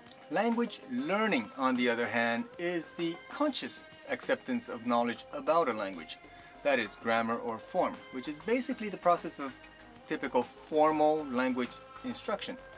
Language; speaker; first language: English; early bilingual, other home language; Chinese